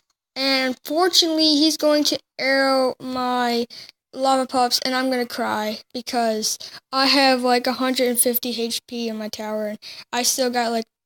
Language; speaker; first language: English; native; English